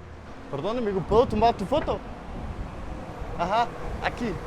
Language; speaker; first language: Spanish; non-native, learner; Danish